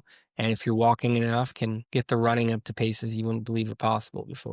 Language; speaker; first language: English; native; English